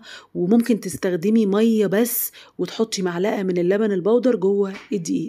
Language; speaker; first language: Arabic; native; Arabic